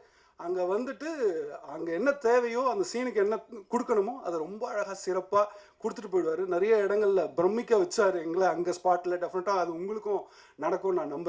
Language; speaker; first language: Tamil; native; Tamil